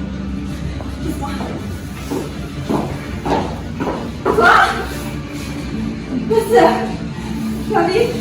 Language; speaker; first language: French; non-native, learner; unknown